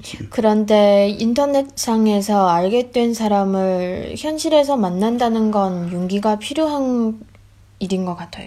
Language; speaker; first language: Korean; non-native, fluent; Chinese